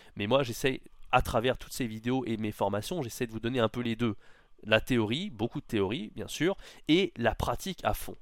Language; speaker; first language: French; native; French